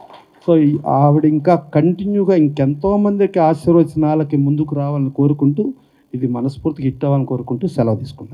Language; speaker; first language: Telugu; native; Telugu